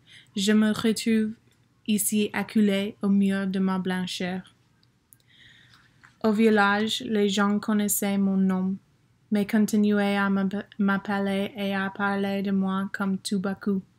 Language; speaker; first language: French; non-native, learner; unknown